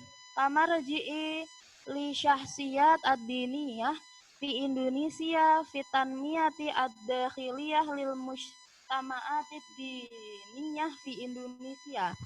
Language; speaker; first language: Arabic; non-native, learner; Indonesian